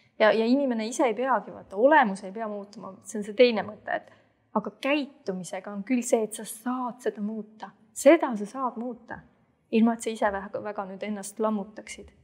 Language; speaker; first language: Estonian; native; Estonian